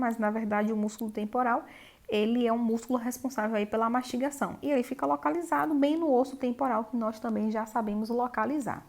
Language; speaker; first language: Portuguese; native; Portuguese